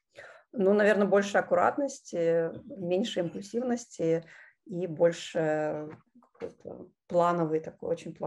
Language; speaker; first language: Russian; native; Russian